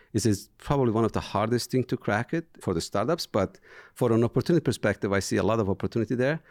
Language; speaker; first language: English; non-native, fluent; Turkish